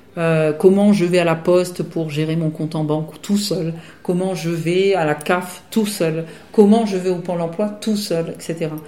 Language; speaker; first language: French; native; French